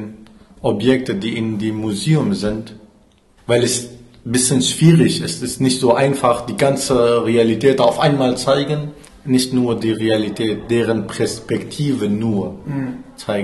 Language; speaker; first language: German; non-native, fluent; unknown